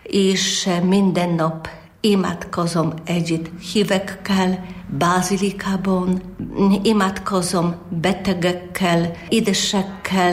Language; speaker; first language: Hungarian; non-native, learner; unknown